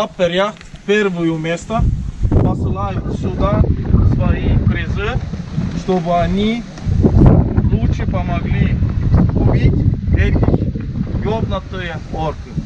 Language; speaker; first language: Russian; non-native, learner; Estonian